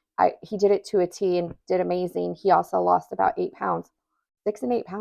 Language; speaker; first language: English; native; English